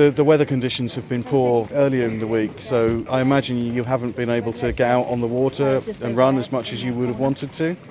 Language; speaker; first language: English; native; English